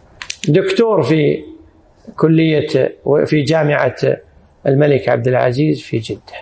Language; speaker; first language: Arabic; native; Arabic